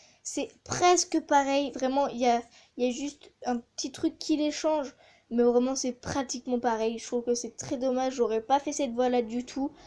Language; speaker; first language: French; native; French